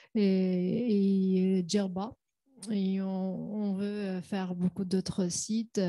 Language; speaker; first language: French; non-native, local second language; Arabic